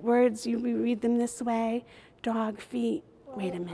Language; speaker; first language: English; native; English